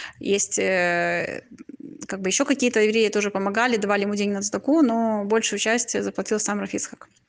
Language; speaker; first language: Russian; native; Russian